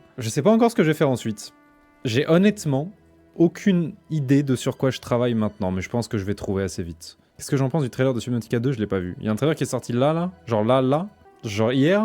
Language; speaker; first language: French; native; French